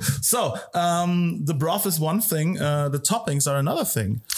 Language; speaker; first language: English; non-native, fluent; German